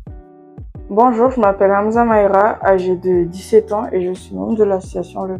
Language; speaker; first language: French; non-native, local second language; Comorian